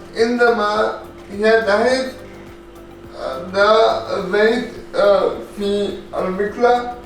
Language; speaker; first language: Arabic; non-native, learner; Urdu